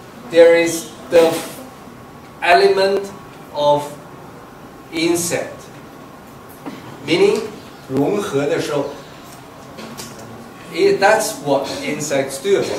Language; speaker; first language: English; non-native, fluent; Chinese